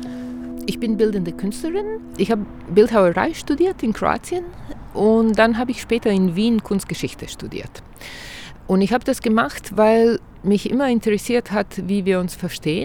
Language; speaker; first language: German; non-native, fluent; Croatian